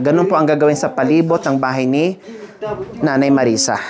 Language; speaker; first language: Filipino; native; Filipino